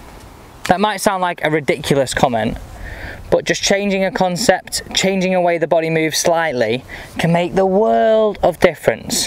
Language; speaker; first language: English; native; English